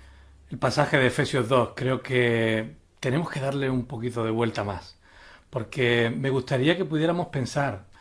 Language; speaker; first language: Spanish; native; Spanish